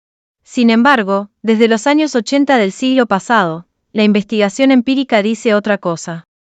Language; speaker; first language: Spanish; native; Spanish